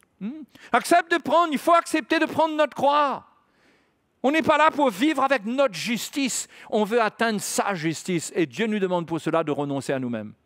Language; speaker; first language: French; native; French